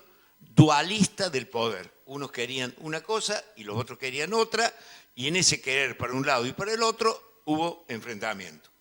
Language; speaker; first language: Spanish; native; Spanish